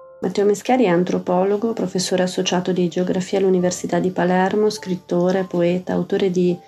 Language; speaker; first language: Italian; native; Italian